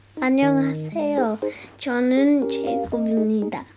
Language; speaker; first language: Korean; early bilingual, heritage; English